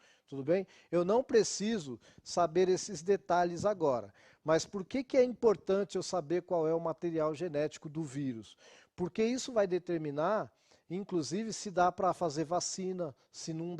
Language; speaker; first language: Portuguese; native; Portuguese